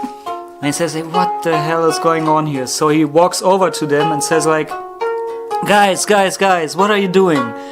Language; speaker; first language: English; non-native, fluent; German